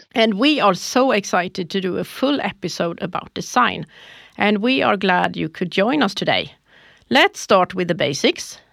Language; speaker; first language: English; non-native, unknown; Swedish